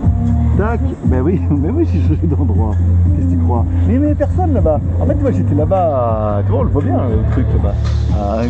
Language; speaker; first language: French; native; French